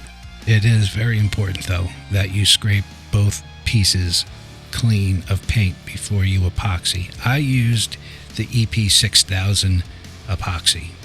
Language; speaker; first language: English; native; English